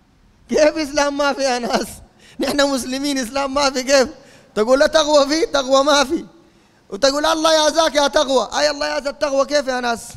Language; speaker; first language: Arabic; native; Arabic